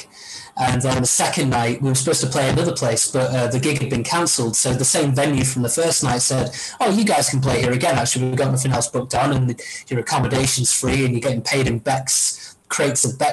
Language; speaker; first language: English; native; English